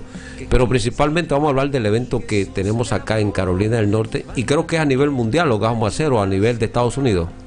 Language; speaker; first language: Spanish; native; Spanish